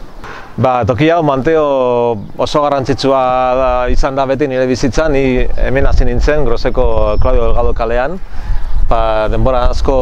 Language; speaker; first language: Basque; non-native, local second language; Spanish